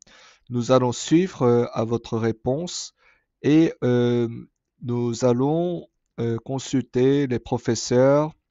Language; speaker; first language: French; non-native, fluent; Korean